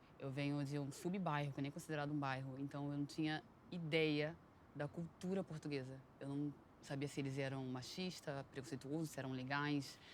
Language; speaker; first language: Portuguese; native; Portuguese